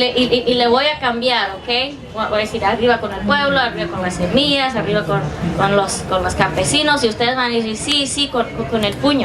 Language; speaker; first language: Spanish; early bilingual, heritage; English